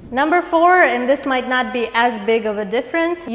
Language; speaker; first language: English; non-native, fluent; Kazakh